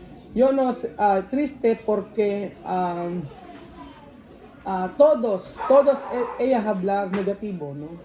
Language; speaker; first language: Spanish; non-native, learner; Filipino